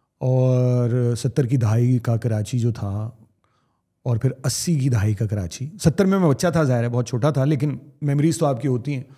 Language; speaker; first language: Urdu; native; Urdu